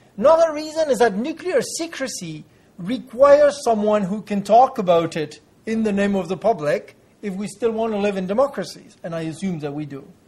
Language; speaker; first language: English; non-native, fluent; French